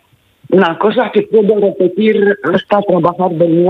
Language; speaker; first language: Spanish; non-native, learner; Italian